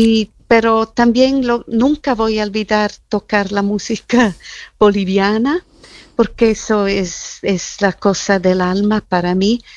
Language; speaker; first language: Spanish; non-native, fluent; German